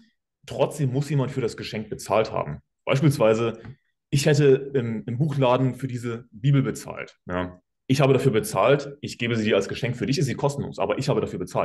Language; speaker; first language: German; native; German